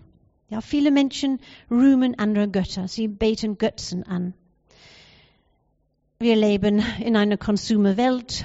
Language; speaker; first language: German; non-native, fluent; English